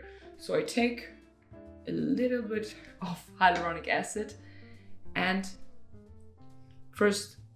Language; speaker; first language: English; non-native, fluent; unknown